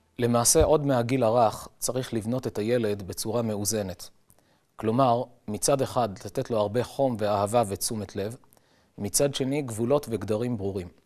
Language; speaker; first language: Hebrew; native; Hebrew